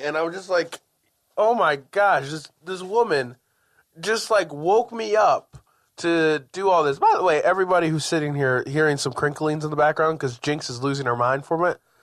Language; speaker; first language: English; native; English